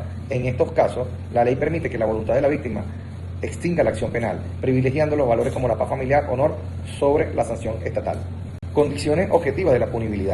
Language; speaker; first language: Spanish; native; Spanish